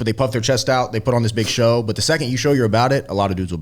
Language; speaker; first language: English; native; English